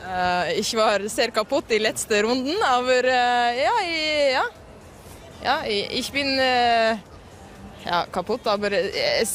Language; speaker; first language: German; non-native, learner; Norwegian